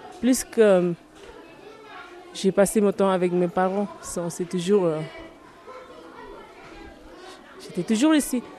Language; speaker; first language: French; non-native, learner; Tibetan